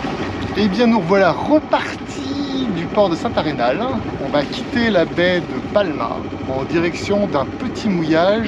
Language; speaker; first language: French; native; French